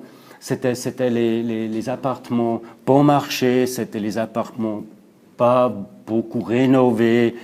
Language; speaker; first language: French; non-native, local second language; German